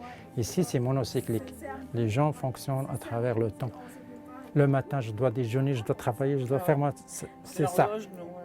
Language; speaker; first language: French; non-native, local second language; Arabic